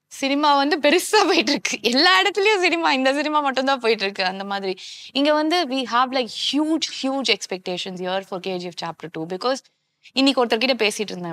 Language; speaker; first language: Tamil; native; Tamil